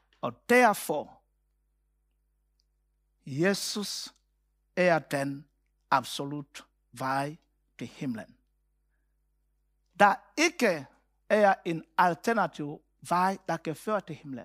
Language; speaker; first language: Danish; non-native, fluent; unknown